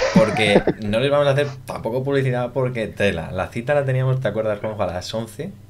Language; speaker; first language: Spanish; native; Spanish